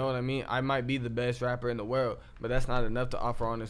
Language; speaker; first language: English; native; English